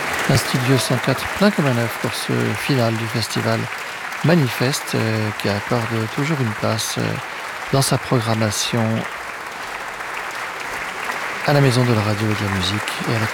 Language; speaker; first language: French; native; French